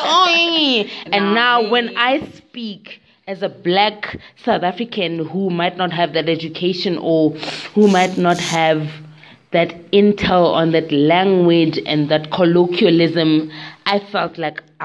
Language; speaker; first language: English; non-native, local second language; Tswana